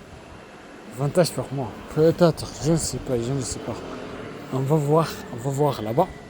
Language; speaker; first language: French; non-native, learner; Arabic